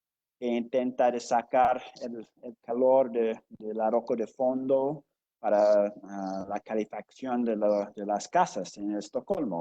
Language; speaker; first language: Spanish; non-native, fluent; English